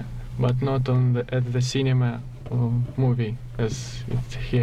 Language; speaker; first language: English; non-native, learner; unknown